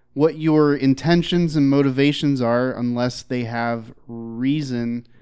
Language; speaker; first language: English; native; English